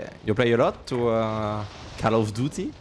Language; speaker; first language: English; non-native, learner; French